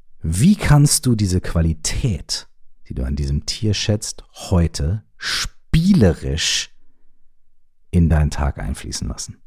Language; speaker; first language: German; native; German